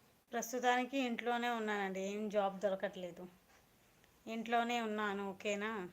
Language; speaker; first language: Telugu; non-native, local second language; Kannada